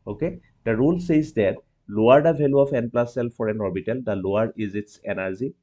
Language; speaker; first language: English; non-native, local second language; Assamese